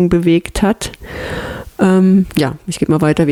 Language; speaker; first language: German; native; German